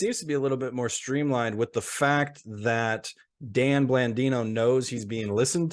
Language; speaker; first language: English; native; English